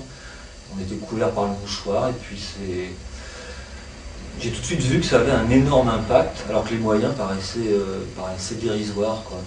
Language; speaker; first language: French; native; French